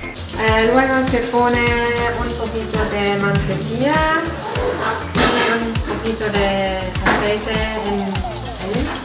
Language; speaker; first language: Spanish; non-native, learner; German